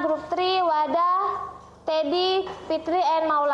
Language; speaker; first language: English; non-native, learner; Indonesian